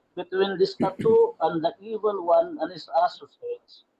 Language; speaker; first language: English; non-native, local second language; Filipino